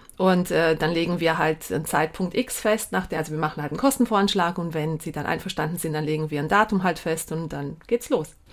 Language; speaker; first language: German; early bilingual, heritage; German